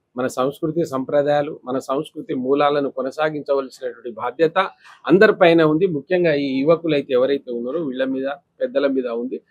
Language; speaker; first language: Telugu; non-native, local second language; Lambadi